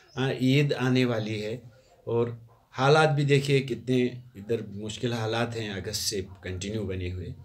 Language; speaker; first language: Hindi; non-native, local second language; Kashmiri